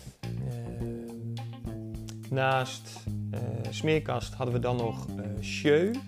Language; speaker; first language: Dutch; native; Dutch